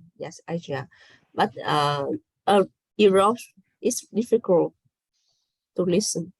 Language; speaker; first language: English; non-native, learner; Vietnamese